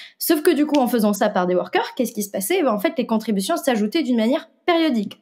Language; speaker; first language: French; non-native, local second language; Arabic